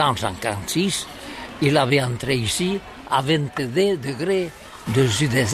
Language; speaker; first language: French; non-native, learner; Catalan